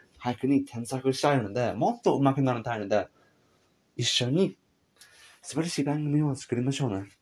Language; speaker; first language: Japanese; non-native, learner; English